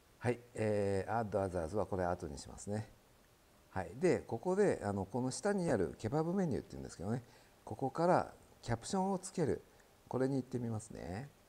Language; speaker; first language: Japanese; native; Japanese